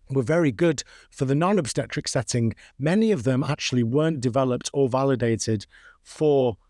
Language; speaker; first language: English; native; English